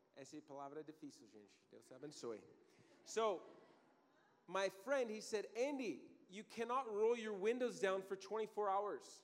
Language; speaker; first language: Portuguese; non-native, learner; English